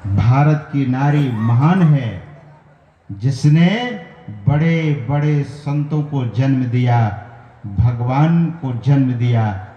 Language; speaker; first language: Hindi; native; Hindi